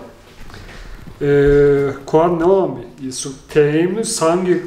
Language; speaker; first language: Portuguese; non-native, learner; Turkish